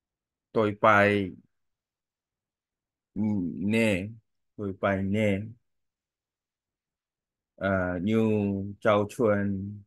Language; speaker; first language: Vietnamese; non-native, learner; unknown